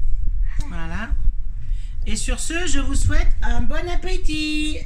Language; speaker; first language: French; native; French